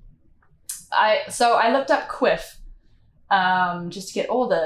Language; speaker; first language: English; native; English